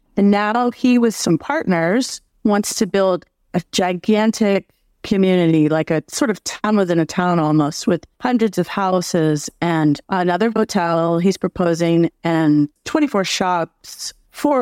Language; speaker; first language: English; native; English